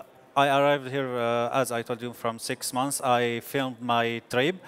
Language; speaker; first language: English; non-native, learner; Arabic